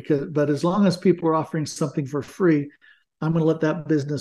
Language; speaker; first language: English; native; English